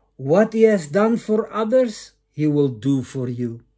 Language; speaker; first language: English; non-native, local second language; Afrikaans